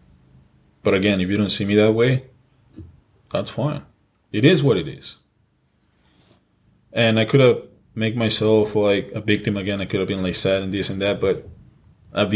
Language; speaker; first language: English; non-native, fluent; Spanish